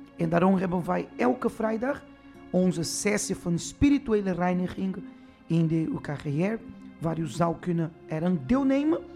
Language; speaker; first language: Dutch; non-native, fluent; Portuguese